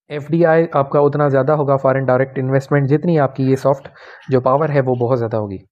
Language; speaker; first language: Urdu; non-native, local second language; Punjabi